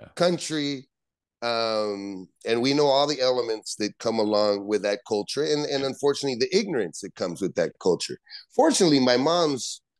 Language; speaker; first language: English; native; English